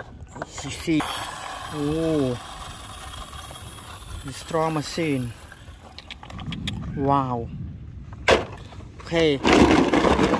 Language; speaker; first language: English; non-native, learner; Indonesian